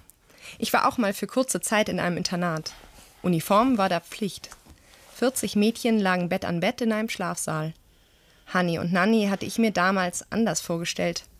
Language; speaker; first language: German; native; German